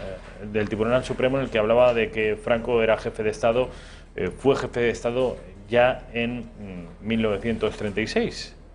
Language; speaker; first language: Spanish; native; Spanish